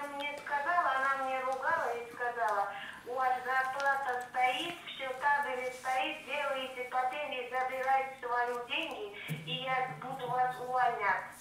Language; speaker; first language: Russian; non-native, learner; Uzbek